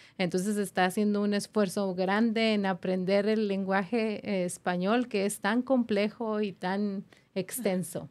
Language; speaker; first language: Spanish; native; Spanish